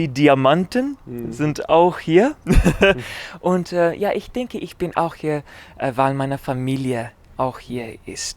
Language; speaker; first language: German; non-native, learner; Afrikaans